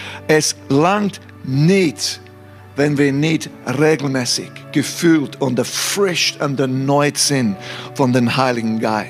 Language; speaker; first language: German; non-native, fluent; English